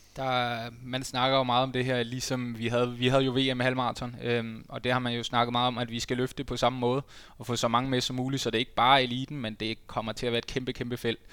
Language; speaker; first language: Danish; native; Danish